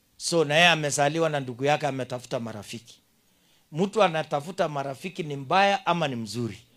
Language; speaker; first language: Swahili; non-native, local second language; Kalenjin